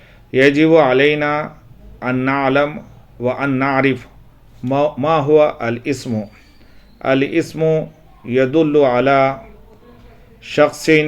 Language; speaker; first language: Arabic; non-native, fluent; Urdu